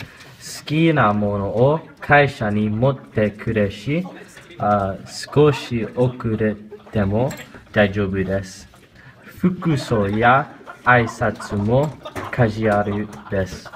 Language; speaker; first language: Japanese; non-native, learner; English